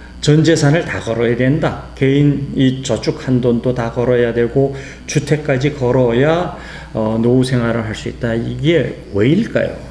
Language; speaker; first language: Korean; native; Korean